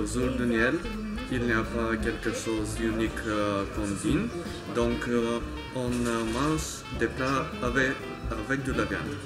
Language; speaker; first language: French; non-native, fluent; Bulgarian